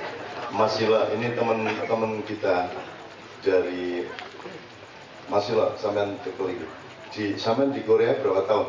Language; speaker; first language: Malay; non-native, local second language; Javanese